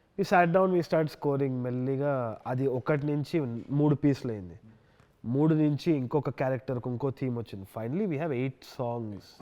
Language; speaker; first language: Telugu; native; Telugu